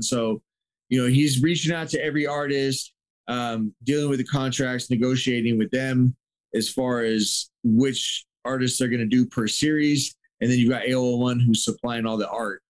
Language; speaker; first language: English; native; English